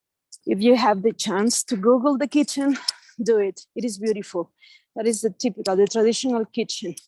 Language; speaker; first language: English; non-native, fluent; Spanish